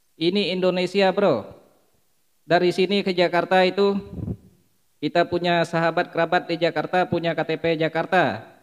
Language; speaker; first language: Indonesian; non-native, local second language; Iban